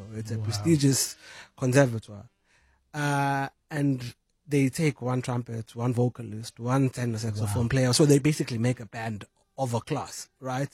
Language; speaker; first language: English; non-native, local second language; Zulu